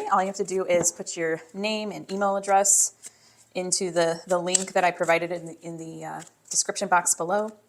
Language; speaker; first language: English; native; English